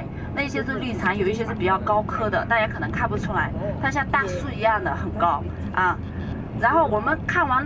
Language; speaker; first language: Chinese; native; Chinese